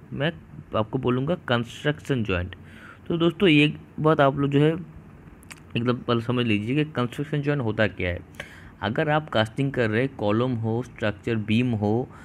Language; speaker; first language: Hindi; non-native, local second language; Bangla